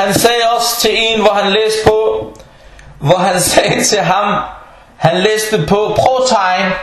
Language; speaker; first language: Danish; early bilingual, other home language; Arabic